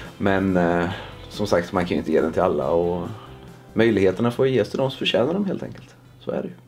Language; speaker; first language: Swedish; early bilingual, other home language; Russian